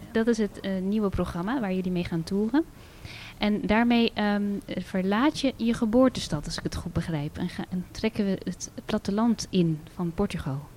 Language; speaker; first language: Dutch; native; Dutch